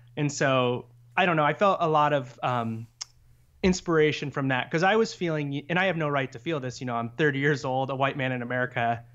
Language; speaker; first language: English; native; English